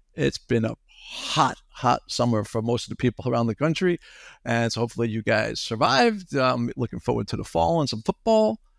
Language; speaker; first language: English; native; English